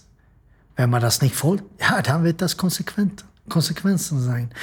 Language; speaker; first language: German; non-native, fluent; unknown